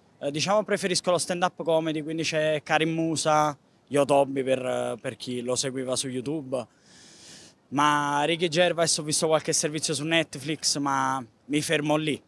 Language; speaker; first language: Italian; native; Italian